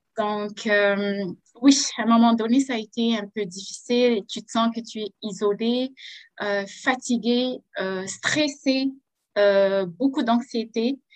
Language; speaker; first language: French; non-native, local second language; Arabic